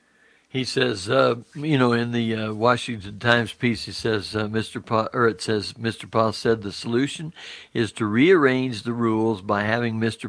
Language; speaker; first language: English; native; English